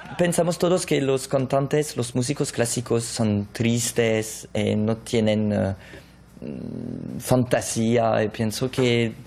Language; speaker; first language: Spanish; non-native, fluent; French